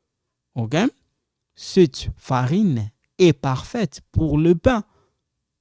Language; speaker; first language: French; non-native, local second language; Lingala